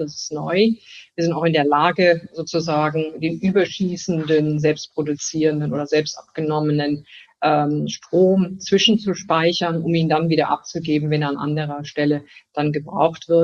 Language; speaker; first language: German; native; German